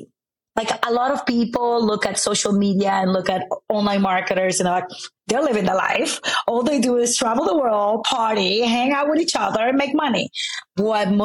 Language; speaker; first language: English; non-native, fluent; Spanish